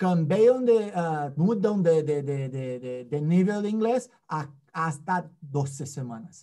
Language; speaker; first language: Spanish; non-native, fluent; Portuguese